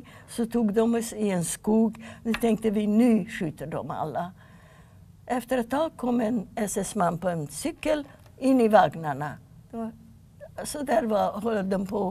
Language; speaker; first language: Swedish; non-native, fluent; Yiddish